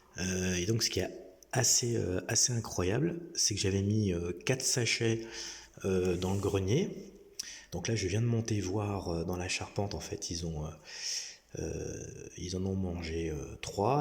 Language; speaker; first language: French; native; French